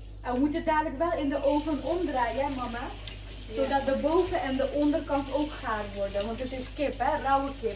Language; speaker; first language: Dutch; native; Dutch